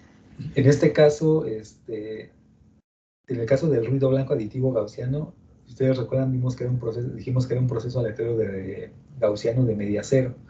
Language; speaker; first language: Spanish; native; Spanish